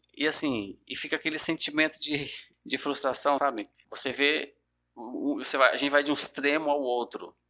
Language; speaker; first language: Portuguese; native; Portuguese